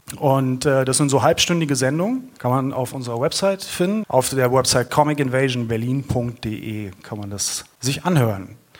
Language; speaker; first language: German; native; German